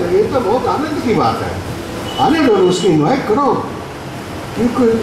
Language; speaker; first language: Hindi; non-native, local second language; Bangla